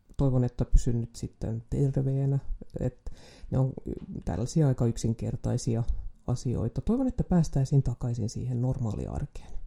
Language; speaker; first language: Finnish; non-native, local second language; Swedish